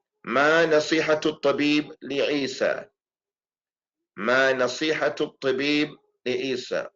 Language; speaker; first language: Arabic; non-native, fluent; English